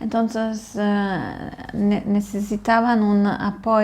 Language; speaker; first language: Spanish; non-native, fluent; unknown